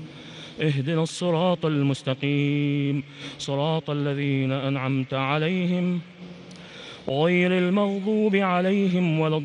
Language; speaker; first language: Arabic; native; Arabic